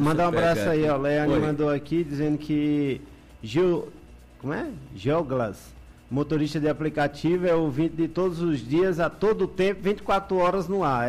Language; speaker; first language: Portuguese; native; Portuguese